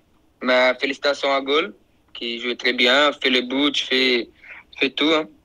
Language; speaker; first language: French; non-native, learner; Portuguese